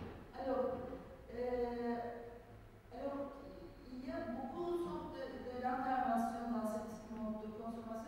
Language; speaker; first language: French; non-native, fluent; Turkish